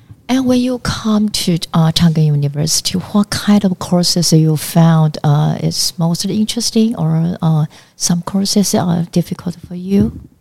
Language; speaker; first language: English; non-native, learner; Chinese